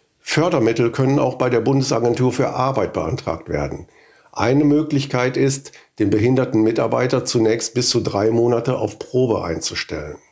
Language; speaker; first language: German; native; German